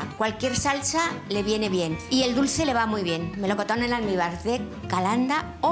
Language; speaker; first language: Spanish; native; Spanish